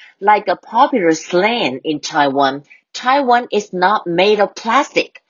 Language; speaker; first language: English; non-native, fluent; Chinese